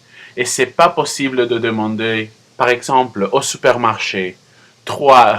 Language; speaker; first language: French; non-native, fluent; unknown